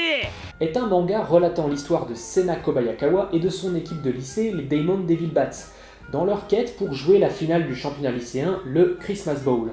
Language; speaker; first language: French; native; French